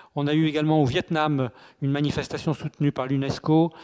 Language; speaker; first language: French; native; French